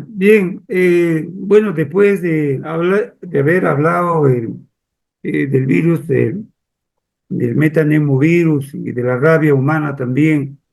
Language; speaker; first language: Spanish; native; Spanish